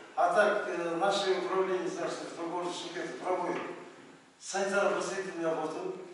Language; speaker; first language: Russian; non-native, local second language; Kazakh